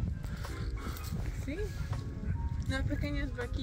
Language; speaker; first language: Spanish; non-native, fluent; Polish